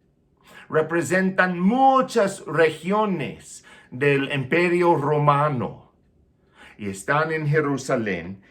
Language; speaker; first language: Spanish; non-native, fluent; English